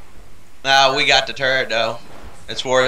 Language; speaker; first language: English; native; English